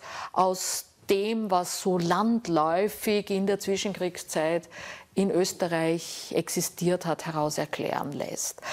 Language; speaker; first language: German; native; German